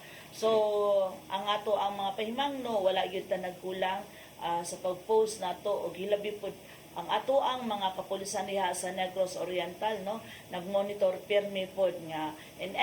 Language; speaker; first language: Cebuano; native; Cebuano